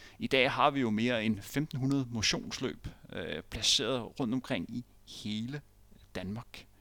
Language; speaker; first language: Danish; native; Danish